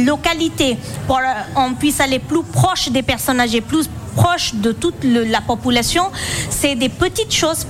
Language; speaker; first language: French; non-native, fluent; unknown